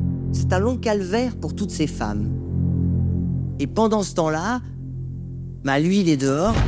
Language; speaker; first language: French; native; French